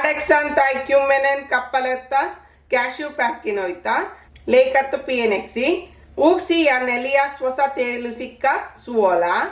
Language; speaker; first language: Finnish; non-native, learner; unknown